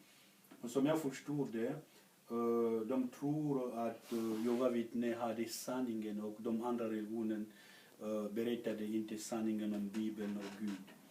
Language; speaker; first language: Swedish; non-native, fluent; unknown